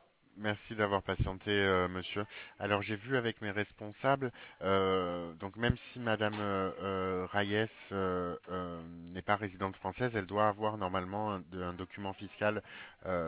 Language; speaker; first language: French; native; French